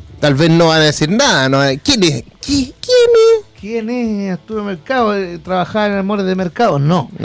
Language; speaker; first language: Spanish; native; Spanish